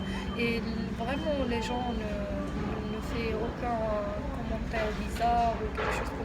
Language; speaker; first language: French; non-native, local second language; Arabic